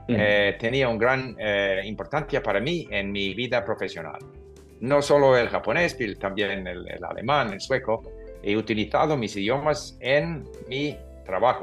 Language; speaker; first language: Spanish; non-native, fluent; English